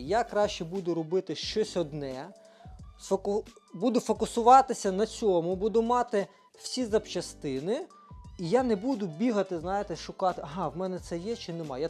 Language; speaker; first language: Ukrainian; non-native, fluent; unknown